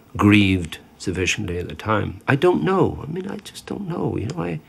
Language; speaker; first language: English; native; English